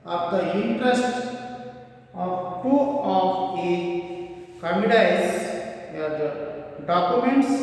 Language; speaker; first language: English; non-native, local second language; Kannada